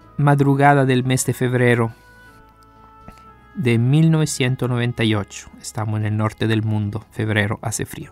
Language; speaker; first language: Spanish; non-native, fluent; Italian